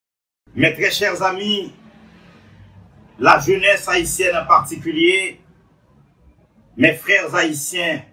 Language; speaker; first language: French; non-native, local second language; Haitian Creole